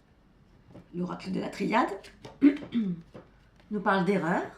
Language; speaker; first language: French; native; French